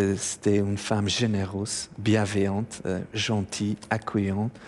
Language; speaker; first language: French; non-native, fluent; Persian